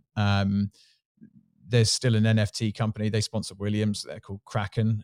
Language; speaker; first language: English; native; English